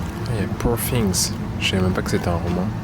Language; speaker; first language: French; native; French